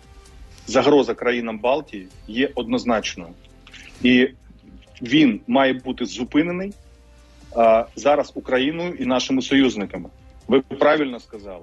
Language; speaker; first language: Ukrainian; native; Ukrainian